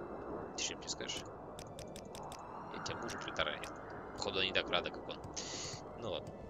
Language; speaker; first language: Russian; native; Russian